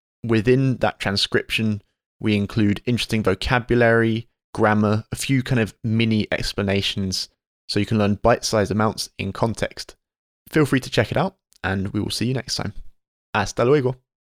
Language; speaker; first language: English; native; English